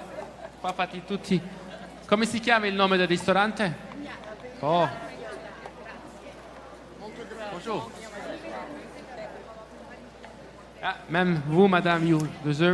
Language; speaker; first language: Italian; early bilingual, heritage; Italian